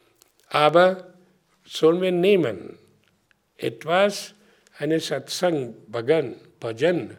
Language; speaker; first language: German; non-native, learner; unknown